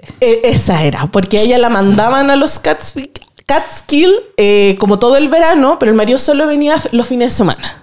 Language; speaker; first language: Spanish; native; Spanish